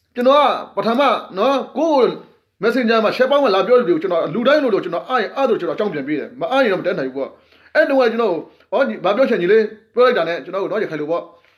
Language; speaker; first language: Burmese; non-native, local second language; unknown